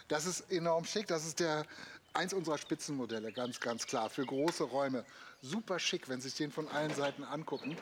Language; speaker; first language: German; native; German